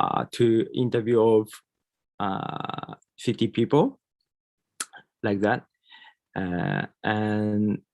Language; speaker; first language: English; non-native, learner; Japanese